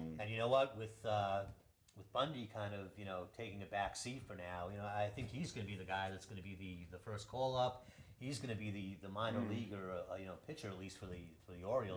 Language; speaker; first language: English; native; English